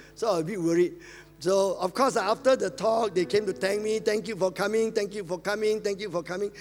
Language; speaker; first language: English; non-native, local second language; Min Nan Chinese